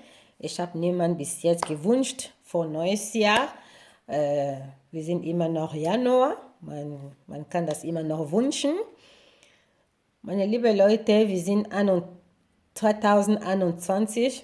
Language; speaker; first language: German; non-native, learner; Lingala